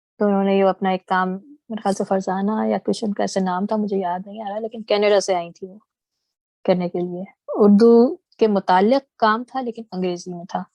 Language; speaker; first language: Urdu; native; Urdu